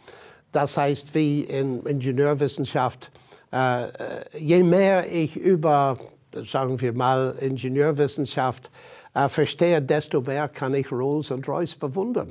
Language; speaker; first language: German; non-native, fluent; English